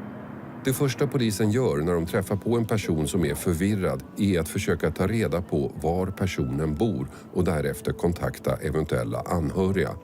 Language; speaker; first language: Swedish; native; Swedish